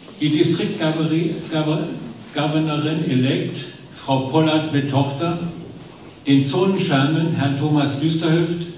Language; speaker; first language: German; native; German